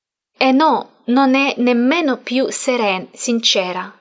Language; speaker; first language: Italian; non-native, fluent; Russian